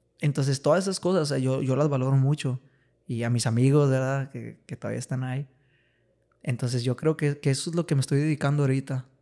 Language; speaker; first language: Spanish; native; Spanish